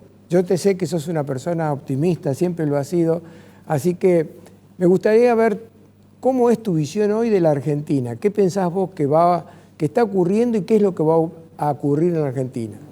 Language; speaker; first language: Spanish; native; Spanish